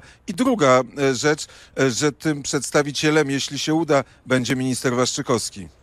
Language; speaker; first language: Polish; native; Polish